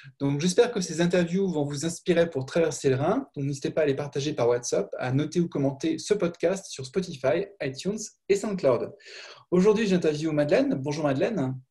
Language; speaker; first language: French; native; French